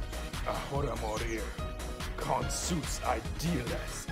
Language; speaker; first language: Spanish; non-native, learner; English